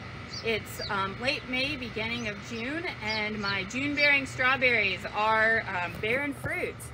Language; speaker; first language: English; native; English